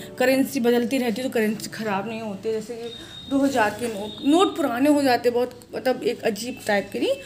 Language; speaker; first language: Hindi; native; Hindi